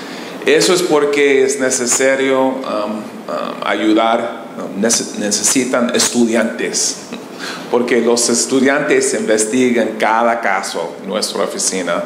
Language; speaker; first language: Spanish; non-native, learner; English